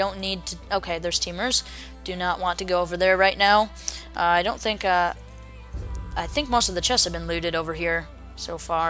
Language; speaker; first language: English; native; English